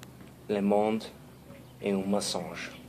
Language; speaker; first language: French; non-native, learner; English